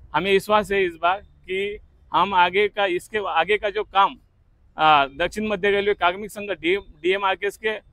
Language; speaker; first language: Hindi; non-native, local second language; Marathi